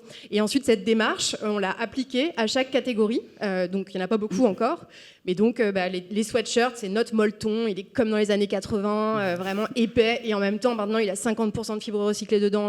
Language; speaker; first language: French; native; French